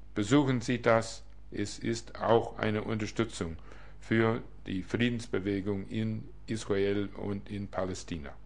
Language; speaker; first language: German; non-native, fluent; English